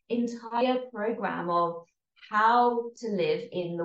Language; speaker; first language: English; native; English